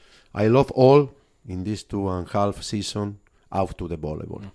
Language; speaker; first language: English; non-native, learner; Spanish